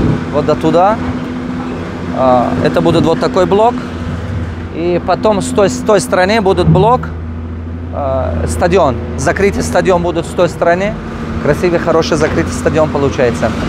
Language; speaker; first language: Russian; non-native, local second language; Tajik